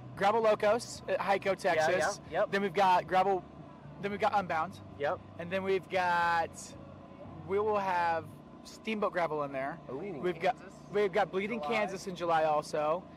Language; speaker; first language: English; native; English